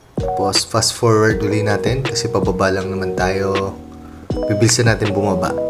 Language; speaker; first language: Filipino; native; Filipino